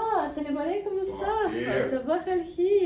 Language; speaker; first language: Arabic; non-native, learner; Russian